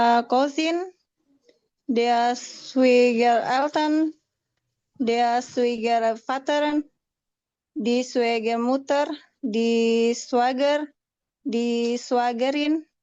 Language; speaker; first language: German; non-native, learner; Indonesian